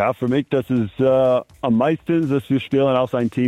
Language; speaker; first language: German; non-native, learner; English